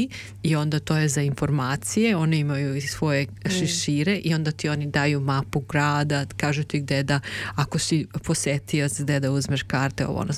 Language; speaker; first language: Serbian; native; Serbian